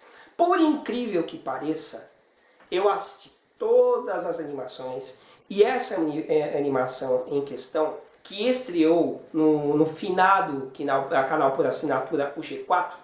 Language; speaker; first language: Portuguese; native; Portuguese